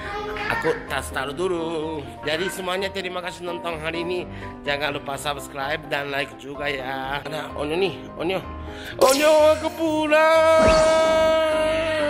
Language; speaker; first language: Indonesian; non-native, fluent; Japanese